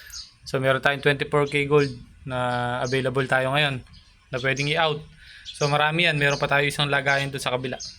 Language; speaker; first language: Filipino; non-native, local second language; Cebuano